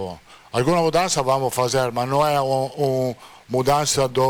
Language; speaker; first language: Portuguese; non-native, learner; Italian